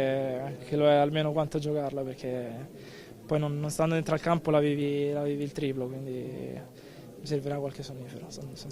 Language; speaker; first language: Italian; native; Italian